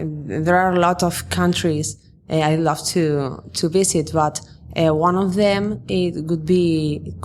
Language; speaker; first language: English; non-native, fluent; Spanish